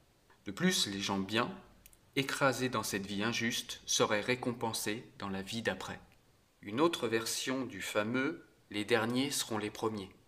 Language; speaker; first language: French; native; French